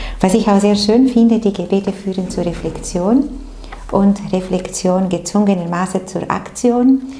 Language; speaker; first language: German; non-native, fluent; Portuguese